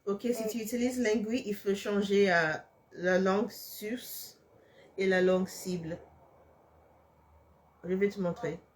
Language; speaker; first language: French; non-native, fluent; English